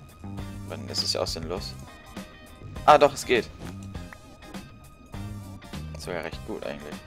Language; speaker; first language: German; native; German